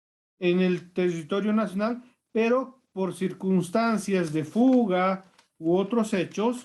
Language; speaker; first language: Spanish; native; Spanish